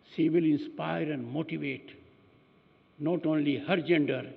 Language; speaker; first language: English; non-native, local second language; Hindi